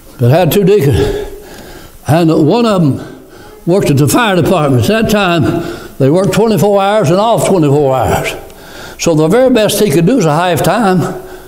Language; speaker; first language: English; native; English